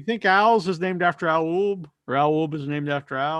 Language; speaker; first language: English; native; English